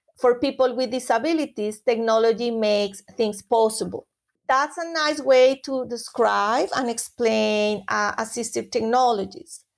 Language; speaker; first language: English; non-native, fluent; Spanish